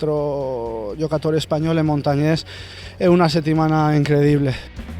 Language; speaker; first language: Italian; non-native, learner; Spanish